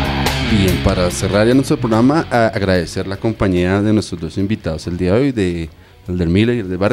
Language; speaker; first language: Spanish; native; Spanish